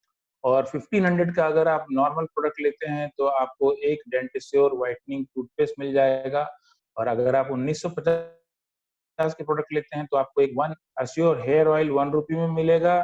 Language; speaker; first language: Hindi; native; Hindi